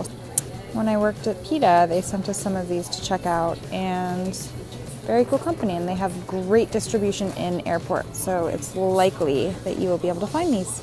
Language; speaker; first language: English; native; English